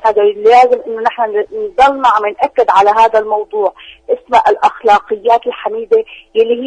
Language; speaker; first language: Arabic; native; Arabic